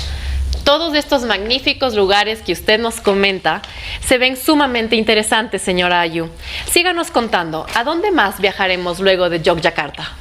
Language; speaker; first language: Spanish; native; Spanish